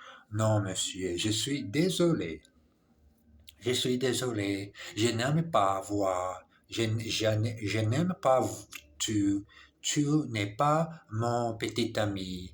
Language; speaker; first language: French; non-native, learner; English